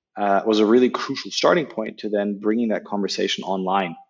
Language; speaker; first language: English; non-native, fluent; German